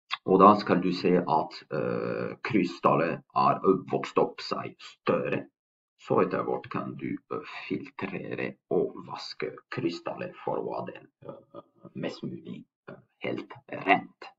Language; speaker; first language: Norwegian; non-native, fluent; French